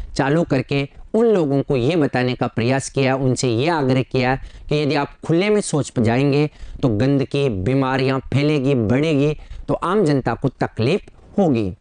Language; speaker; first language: Hindi; native; Hindi